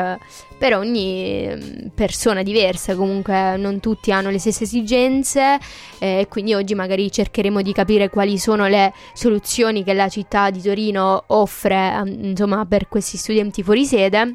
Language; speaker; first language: Italian; native; Italian